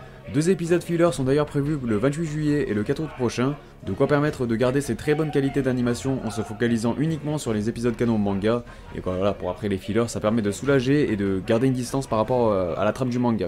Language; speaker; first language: French; native; French